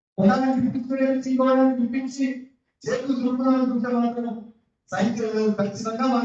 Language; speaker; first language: Telugu; non-native, local second language; Lambadi